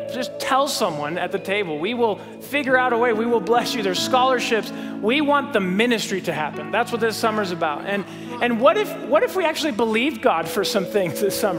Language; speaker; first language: English; early bilingual, heritage; English